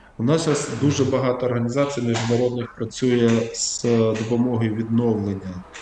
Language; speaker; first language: Ukrainian; native; Ukrainian